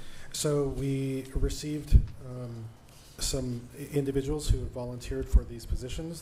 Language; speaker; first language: English; native; English